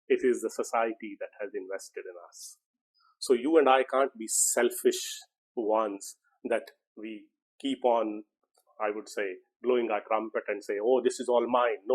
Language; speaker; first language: English; non-native, local second language; Punjabi